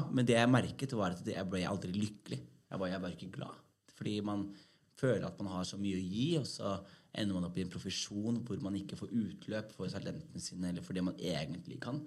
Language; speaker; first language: Norwegian; early bilingual, other home language; Somali